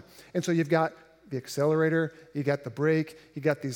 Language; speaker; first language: English; native; English